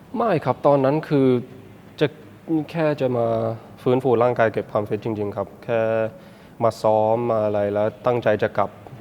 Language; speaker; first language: Thai; early bilingual, heritage; Thai